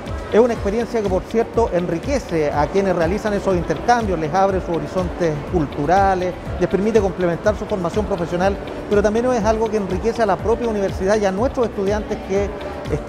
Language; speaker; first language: Spanish; native; Spanish